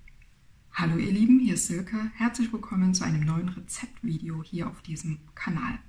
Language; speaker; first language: German; native; German